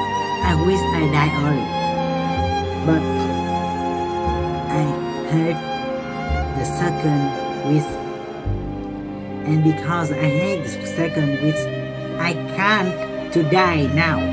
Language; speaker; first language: English; non-native, learner; Vietnamese